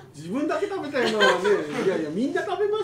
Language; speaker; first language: Japanese; native; Japanese